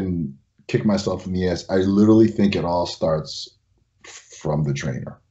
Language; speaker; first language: English; native; English